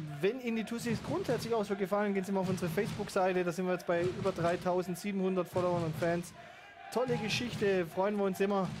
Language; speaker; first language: German; native; German